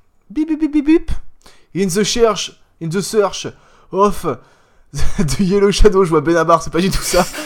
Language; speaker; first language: French; native; French